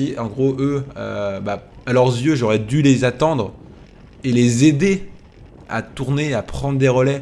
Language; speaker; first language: French; native; French